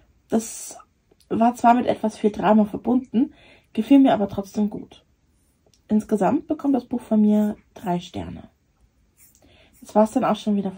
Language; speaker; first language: German; native; German